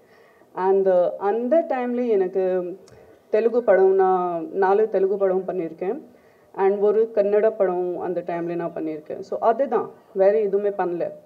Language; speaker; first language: Tamil; non-native, fluent; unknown